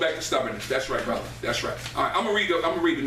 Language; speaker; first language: English; native; English